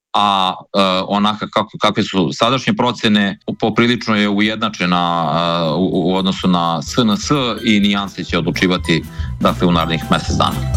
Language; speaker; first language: Serbian; native; Serbian